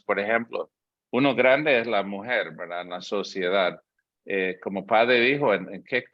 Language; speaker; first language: Spanish; non-native, fluent; English